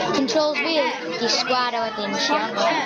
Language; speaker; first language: Welsh; non-native, local second language; English